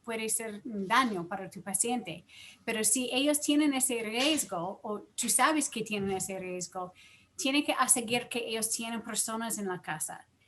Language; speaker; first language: Spanish; non-native, fluent; English